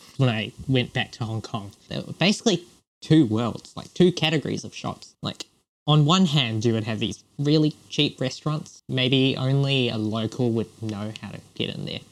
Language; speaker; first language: English; non-native, local second language; Cantonese